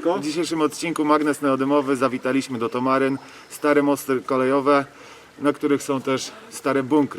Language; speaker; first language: Polish; native; Polish